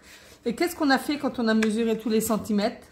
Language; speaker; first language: French; native; French